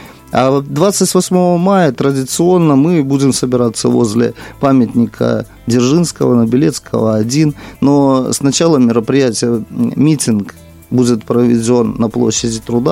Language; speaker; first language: Russian; native; Russian